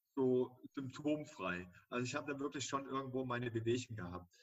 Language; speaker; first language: German; native; German